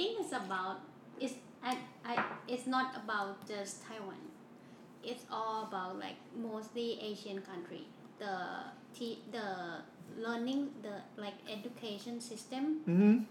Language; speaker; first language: English; non-native, learner; Thai